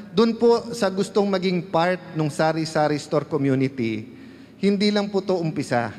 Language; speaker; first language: Filipino; native; Filipino